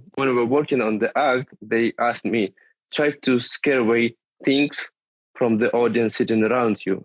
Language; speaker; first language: English; non-native, fluent; Russian